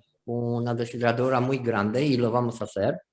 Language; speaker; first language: Spanish; non-native, fluent; Romanian